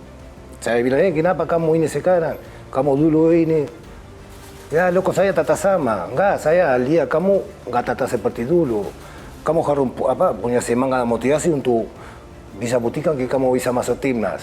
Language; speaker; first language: Indonesian; non-native, fluent; Spanish